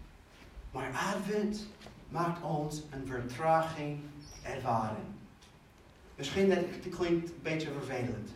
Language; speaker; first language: Dutch; non-native, fluent; English